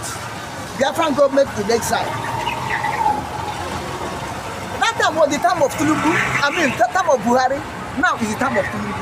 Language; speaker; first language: English; non-native, local second language; Igbo